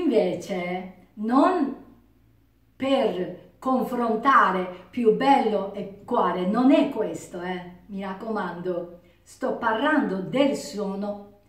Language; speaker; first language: Italian; non-native, learner; Japanese